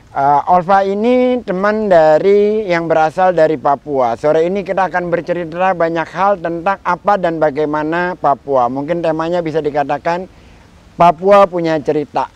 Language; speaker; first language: Indonesian; native; Indonesian